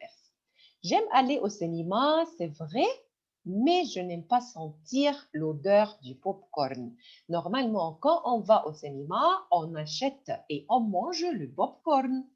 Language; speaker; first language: French; non-native, fluent; Arabic